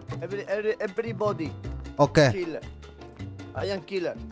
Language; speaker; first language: English; non-native, learner; Spanish